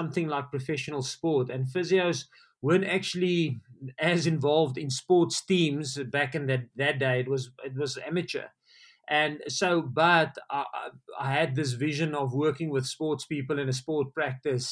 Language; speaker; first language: English; non-native, local second language; Afrikaans